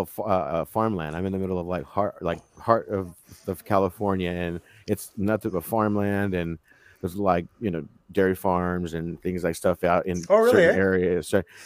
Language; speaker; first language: English; native; English